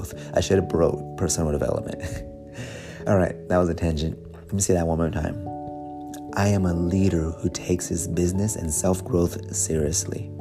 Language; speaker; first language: English; native; English